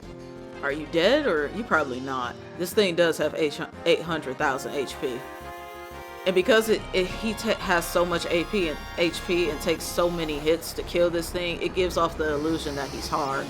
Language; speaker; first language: English; native; English